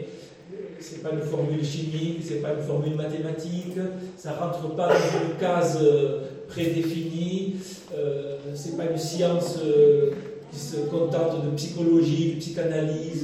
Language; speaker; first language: French; native; French